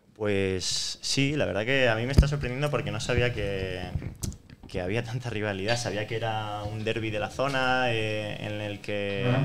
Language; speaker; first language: Spanish; native; Spanish